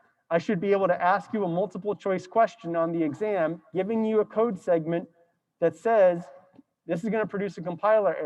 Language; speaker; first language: English; native; English